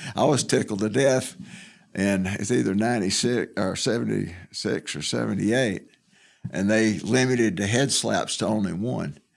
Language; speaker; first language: English; native; English